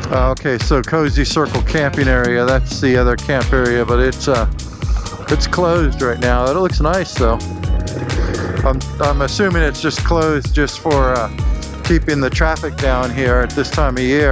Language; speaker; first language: English; native; English